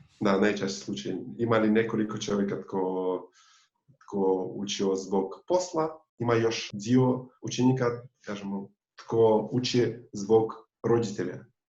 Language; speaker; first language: Bosnian; non-native, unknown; Tatar